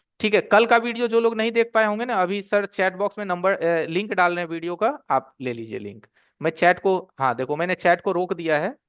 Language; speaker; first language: Hindi; native; Hindi